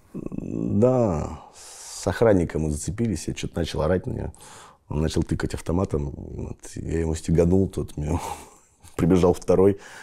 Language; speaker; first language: Russian; native; Russian